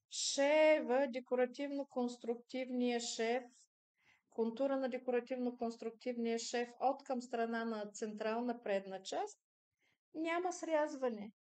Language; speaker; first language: Bulgarian; native; Bulgarian